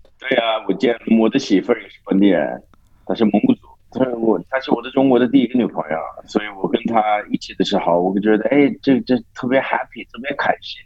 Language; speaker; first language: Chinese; non-native, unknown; English